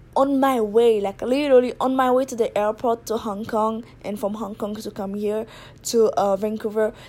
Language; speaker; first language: English; non-native, fluent; Haitian Creole